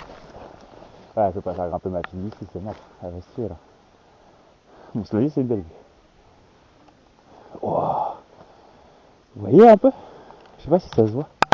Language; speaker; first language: French; native; French